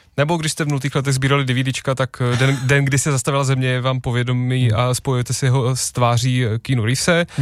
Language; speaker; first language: Czech; native; Czech